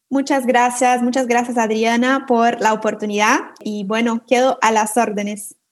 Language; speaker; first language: Spanish; non-native, fluent; Portuguese